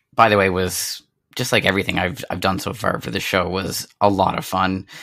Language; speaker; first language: English; native; English